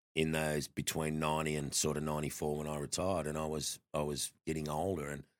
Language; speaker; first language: English; native; English